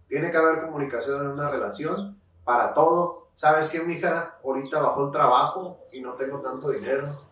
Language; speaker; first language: Spanish; early bilingual, heritage; Spanish